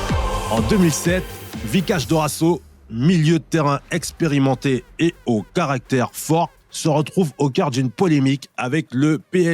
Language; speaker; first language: French; native; French